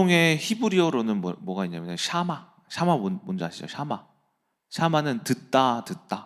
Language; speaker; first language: Korean; native; Korean